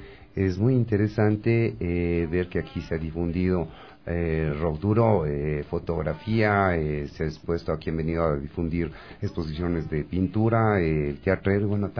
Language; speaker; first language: Spanish; native; Spanish